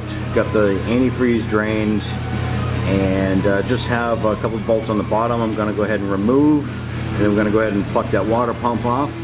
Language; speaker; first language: English; native; English